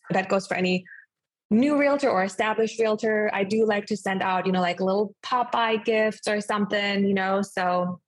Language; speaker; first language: English; non-native, fluent; German